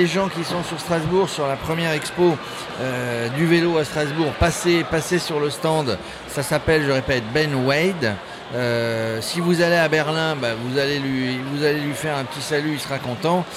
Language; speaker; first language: French; native; French